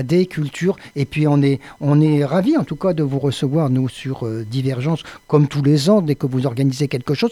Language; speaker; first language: French; native; French